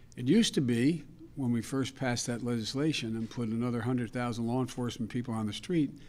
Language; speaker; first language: English; native; English